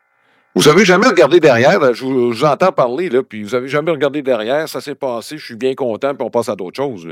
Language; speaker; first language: French; native; French